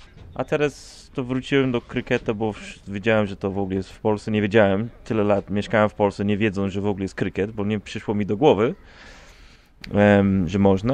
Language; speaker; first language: Polish; non-native, fluent; English